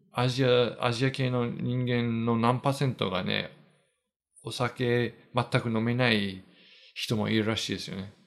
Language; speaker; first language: Japanese; non-native, fluent; English